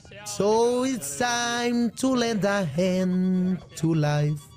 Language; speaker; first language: English; non-native, learner; Spanish